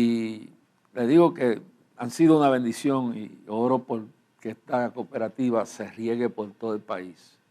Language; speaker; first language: Spanish; native; Spanish